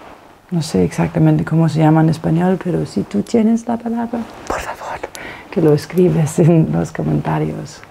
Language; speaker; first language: Spanish; non-native, fluent; Danish